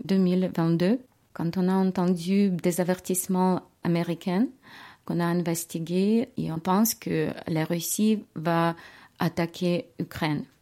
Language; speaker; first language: French; non-native, learner; Ukrainian